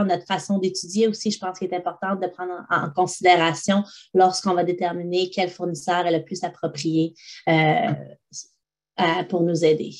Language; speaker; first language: French; native; French